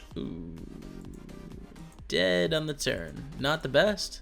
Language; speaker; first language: English; native; English